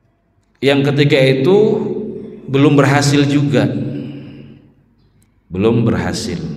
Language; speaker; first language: Indonesian; native; Indonesian